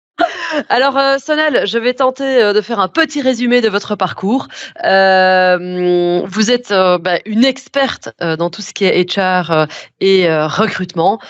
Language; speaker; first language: French; native; French